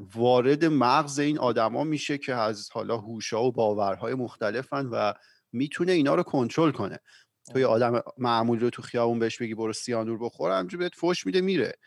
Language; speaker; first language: Persian; native; Persian